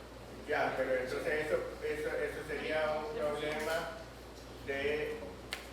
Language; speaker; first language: Spanish; native; Spanish